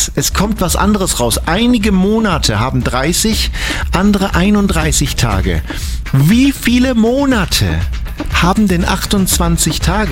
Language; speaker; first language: German; native; German